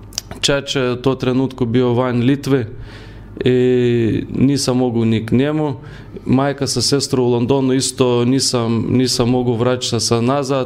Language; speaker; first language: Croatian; non-native, learner; Lithuanian